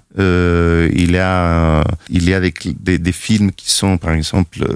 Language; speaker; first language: French; non-native, fluent; Spanish